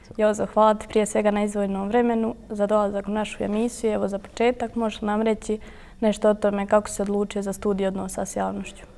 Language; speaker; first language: Croatian; native; Croatian